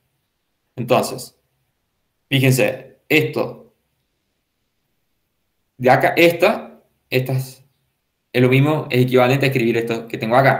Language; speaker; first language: Spanish; native; Spanish